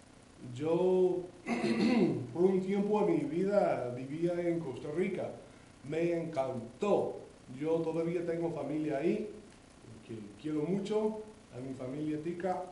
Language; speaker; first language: Spanish; non-native, fluent; English